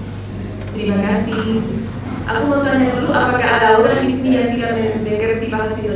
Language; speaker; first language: Indonesian; non-native, fluent; Spanish